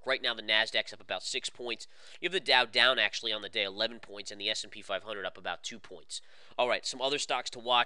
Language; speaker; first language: English; native; English